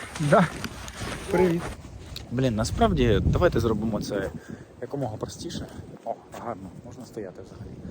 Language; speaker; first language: Ukrainian; non-native, local second language; Russian